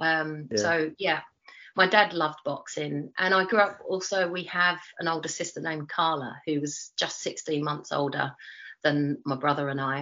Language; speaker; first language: English; native; English